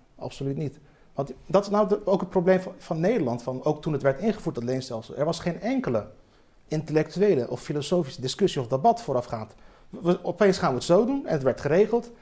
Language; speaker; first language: Dutch; early bilingual, other home language; Turkish